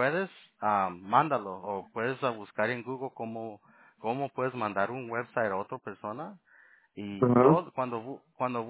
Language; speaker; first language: Spanish; early bilingual, heritage; Spanish